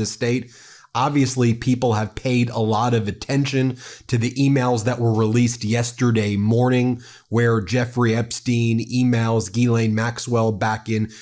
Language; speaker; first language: English; native; English